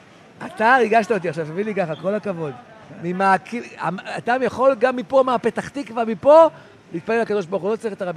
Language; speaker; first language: Hebrew; native; Hebrew